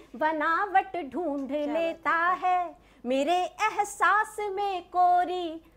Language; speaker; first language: Hindi; native; Hindi